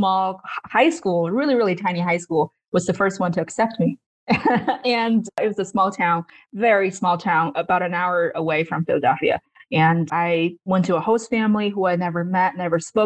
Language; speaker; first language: English; non-native, fluent; Chinese